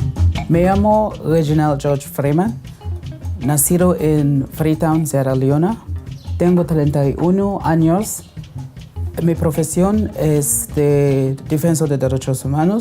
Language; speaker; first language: Spanish; non-native, local second language; English